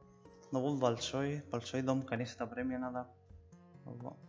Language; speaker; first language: Russian; non-native, learner; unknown